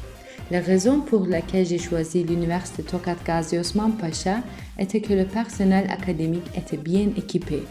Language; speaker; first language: French; non-native, learner; Turkish